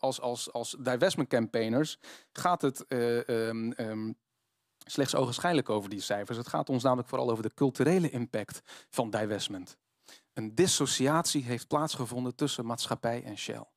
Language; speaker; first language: Dutch; native; Dutch